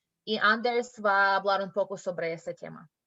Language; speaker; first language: Spanish; non-native, learner; English